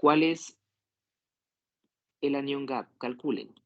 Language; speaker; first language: Spanish; native; Spanish